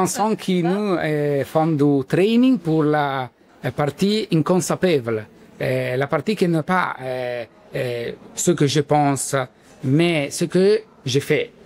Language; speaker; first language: French; non-native, learner; Italian